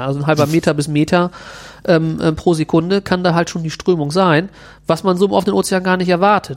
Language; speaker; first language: German; native; German